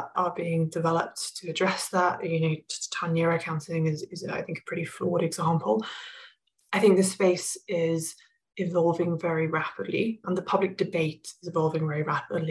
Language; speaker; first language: English; native; English